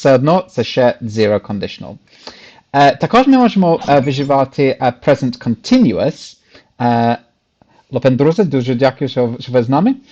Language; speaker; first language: Ukrainian; non-native, fluent; English